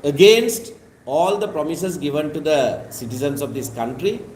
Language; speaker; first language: English; non-native, local second language; Tamil